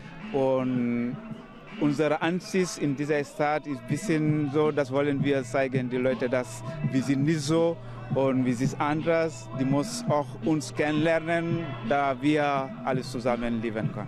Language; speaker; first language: German; non-native, learner; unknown